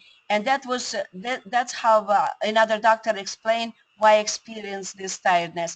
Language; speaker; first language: English; non-native, fluent; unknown